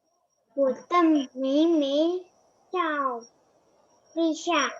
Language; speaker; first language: Chinese; non-native, learner; Indonesian